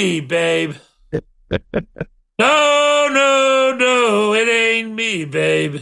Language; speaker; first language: English; native; English